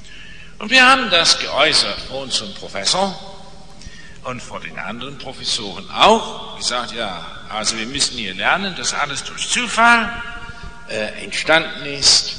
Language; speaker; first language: German; non-native, fluent; English